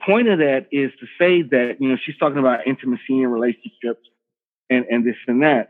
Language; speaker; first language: English; native; English